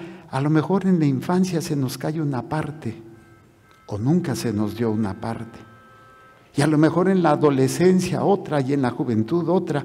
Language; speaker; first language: Spanish; native; Spanish